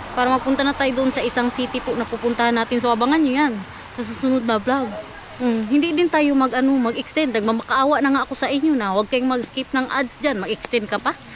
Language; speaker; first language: Filipino; non-native, local second language; Cebuano